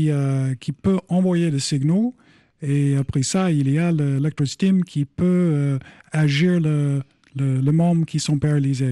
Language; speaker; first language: French; non-native, fluent; English